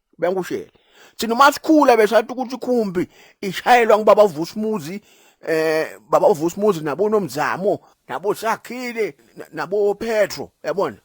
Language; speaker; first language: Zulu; non-native, local second language; Swati